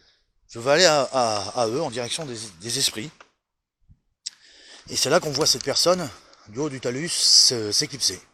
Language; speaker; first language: French; native; French